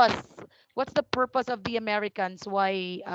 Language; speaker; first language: English; non-native, fluent; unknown